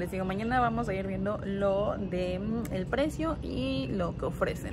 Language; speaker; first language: Spanish; native; Spanish